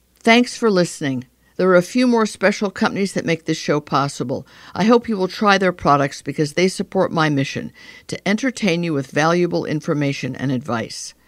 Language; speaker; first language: English; native; English